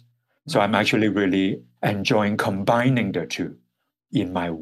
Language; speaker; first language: English; non-native, local second language; Cantonese